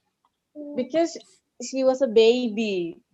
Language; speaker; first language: English; non-native, learner; Indonesian